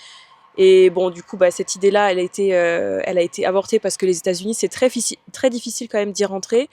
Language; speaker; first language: French; native; French